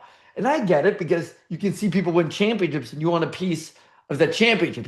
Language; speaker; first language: English; native; English